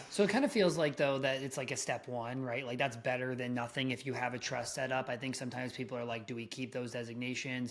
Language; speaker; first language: English; native; English